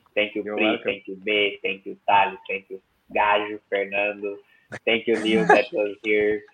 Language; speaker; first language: English; non-native, learner; Portuguese